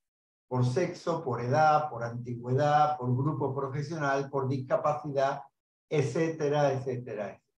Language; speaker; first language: Spanish; native; Spanish